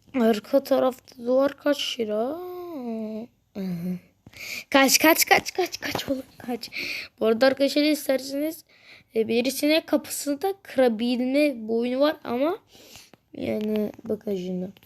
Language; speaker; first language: Turkish; native; Turkish